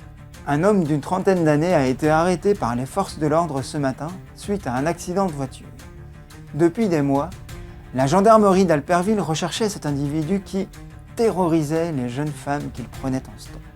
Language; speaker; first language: French; native; French